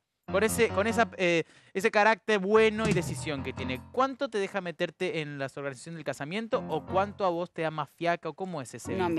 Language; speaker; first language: Spanish; native; Spanish